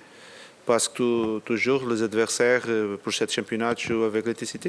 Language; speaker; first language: French; non-native, learner; Portuguese